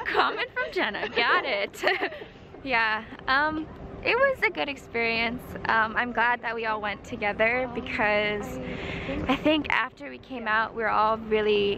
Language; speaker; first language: English; native; English